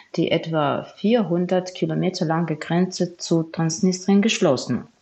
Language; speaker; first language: German; non-native, fluent; Ukrainian